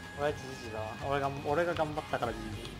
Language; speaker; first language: Japanese; native; Japanese